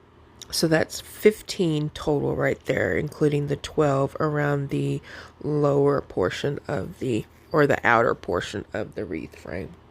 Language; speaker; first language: English; native; English